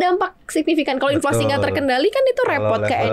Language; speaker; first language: Indonesian; native; Indonesian